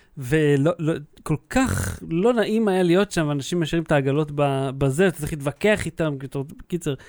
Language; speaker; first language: Hebrew; early bilingual, other home language; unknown